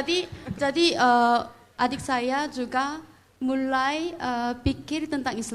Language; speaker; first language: Indonesian; non-native, fluent; Korean